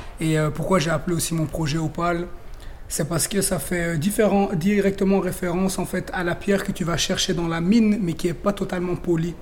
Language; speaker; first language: French; native; French